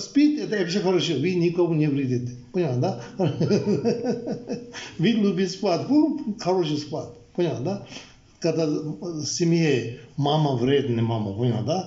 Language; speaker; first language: Russian; non-native, learner; Tibetan